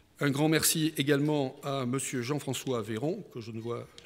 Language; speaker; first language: French; native; French